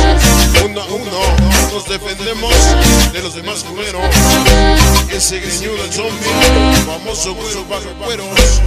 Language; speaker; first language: Spanish; native; Spanish